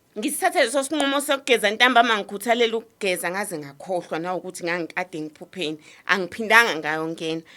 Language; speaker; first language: Zulu; native; Zulu